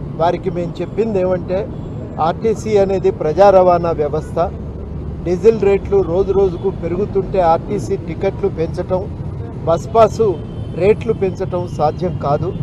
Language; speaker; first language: Telugu; native; Telugu